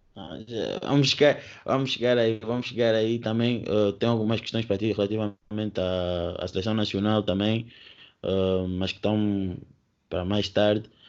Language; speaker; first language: Portuguese; native; Portuguese